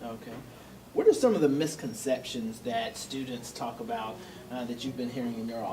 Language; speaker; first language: English; native; English